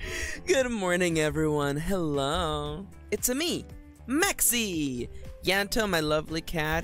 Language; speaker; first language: English; native; English